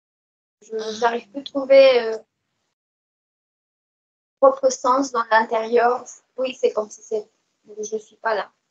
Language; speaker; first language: French; non-native, fluent; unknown